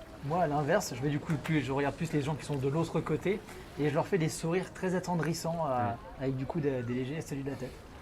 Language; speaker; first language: French; native; French